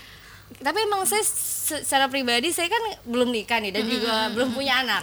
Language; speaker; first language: Indonesian; native; Indonesian